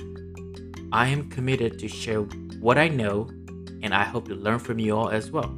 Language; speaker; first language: English; non-native, fluent; Burmese